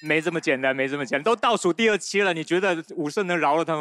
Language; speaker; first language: Chinese; native; Chinese